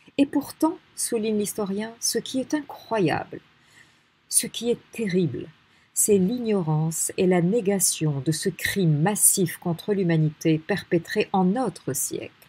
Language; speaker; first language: French; non-native, local second language; Arabic